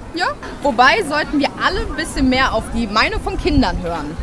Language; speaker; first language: German; native; German